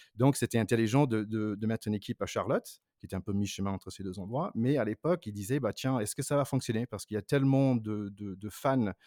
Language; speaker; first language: French; non-native, fluent; English